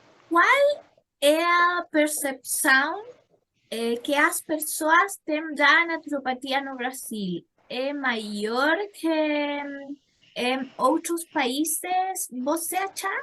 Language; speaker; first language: Portuguese; non-native, learner; Spanish